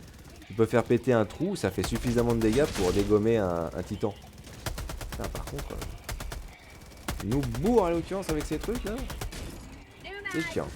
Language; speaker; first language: French; native; French